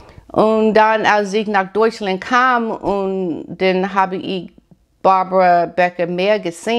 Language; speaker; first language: German; non-native, learner; English